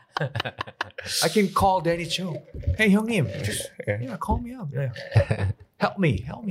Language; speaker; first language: English; non-native, learner; Korean